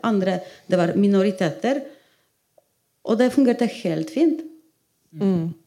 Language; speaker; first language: Norwegian; non-native, fluent; Polish